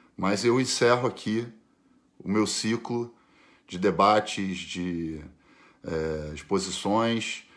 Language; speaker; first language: Portuguese; native; Portuguese